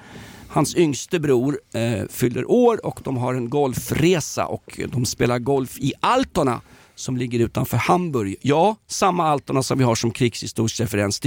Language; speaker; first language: Swedish; native; Swedish